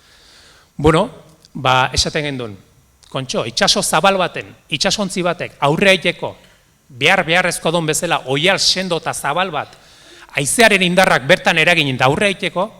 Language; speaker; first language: Basque; native; Basque